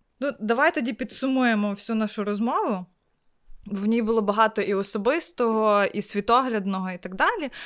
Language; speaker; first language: Ukrainian; native; Ukrainian